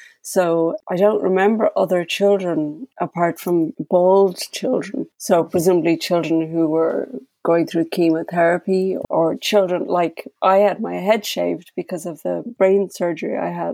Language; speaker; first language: English; native; English